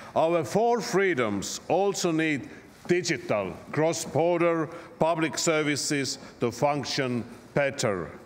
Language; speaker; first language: English; non-native, fluent; Estonian